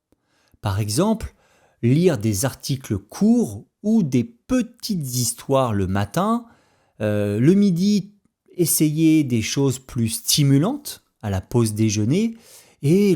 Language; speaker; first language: French; native; French